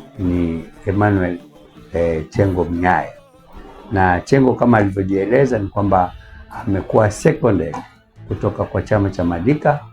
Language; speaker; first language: Swahili; non-native, local second language; Giryama